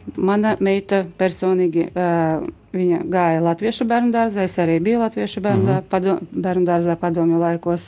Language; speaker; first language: Latvian; non-native, local second language; Russian